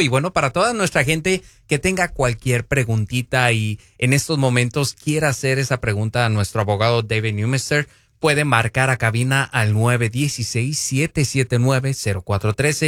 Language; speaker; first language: Spanish; native; Spanish